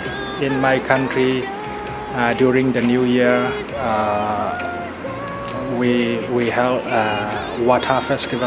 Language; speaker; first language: English; non-native, fluent; Burmese